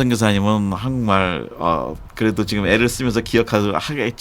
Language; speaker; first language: Korean; native; Korean